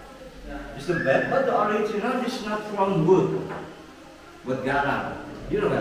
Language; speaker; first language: English; non-native, learner; Indonesian